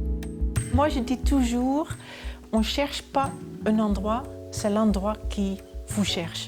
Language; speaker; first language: French; non-native, fluent; Dutch